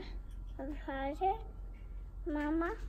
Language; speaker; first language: German; early bilingual, other home language; Indonesian